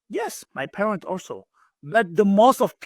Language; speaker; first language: English; non-native, learner; French